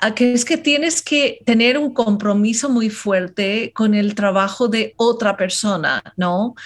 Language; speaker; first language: Spanish; non-native, fluent; English